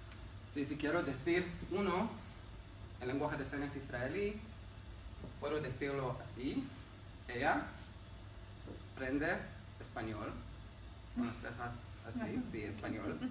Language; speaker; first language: Spanish; non-native, learner; Hebrew